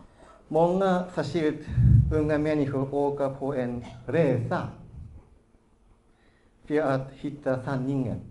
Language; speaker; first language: Swedish; non-native, fluent; Japanese